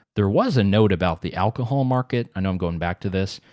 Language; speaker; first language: English; native; English